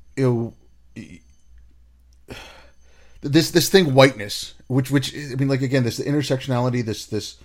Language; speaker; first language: English; non-native, local second language; Urdu